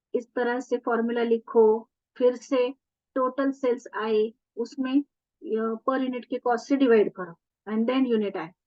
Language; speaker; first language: Hindi; non-native, local second language; Marathi